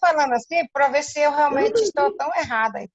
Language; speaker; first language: Portuguese; native; Portuguese